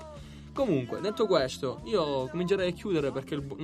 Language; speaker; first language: Italian; native; Italian